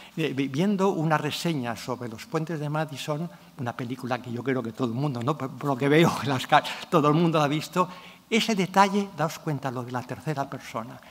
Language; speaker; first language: Spanish; non-native, local second language; Catalan